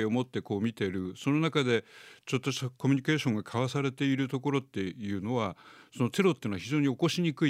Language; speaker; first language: Japanese; native; Japanese